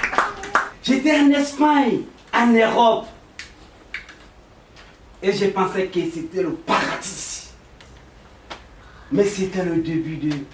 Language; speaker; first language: French; non-native, local second language; Bambara